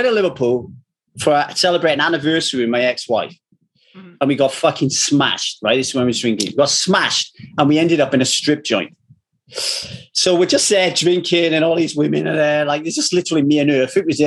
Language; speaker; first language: English; native; English